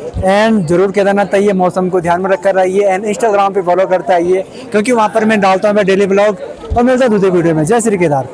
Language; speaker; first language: Hindi; native; Hindi